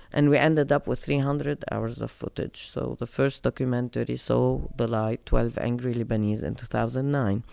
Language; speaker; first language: English; non-native, fluent; Arabic